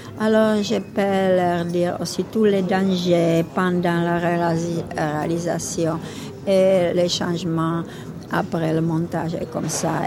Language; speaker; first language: French; non-native, learner; Czech